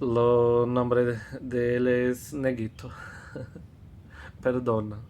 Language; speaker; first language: Spanish; non-native, fluent; Portuguese